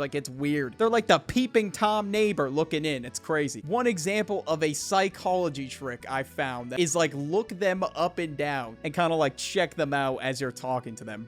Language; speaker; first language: English; native; English